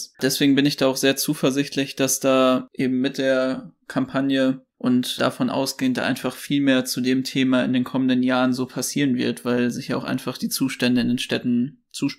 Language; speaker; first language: German; native; German